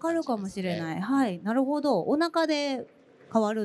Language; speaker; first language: Japanese; native; Japanese